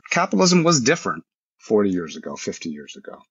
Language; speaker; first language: English; early bilingual, other home language; Korean